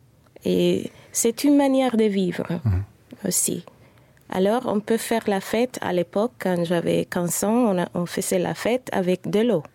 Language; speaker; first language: French; non-native, fluent; Spanish